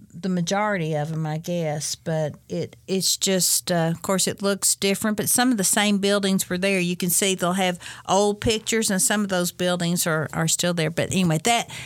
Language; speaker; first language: English; native; English